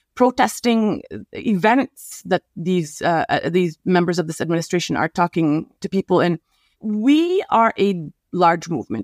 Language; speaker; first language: English; non-native, fluent; Arabic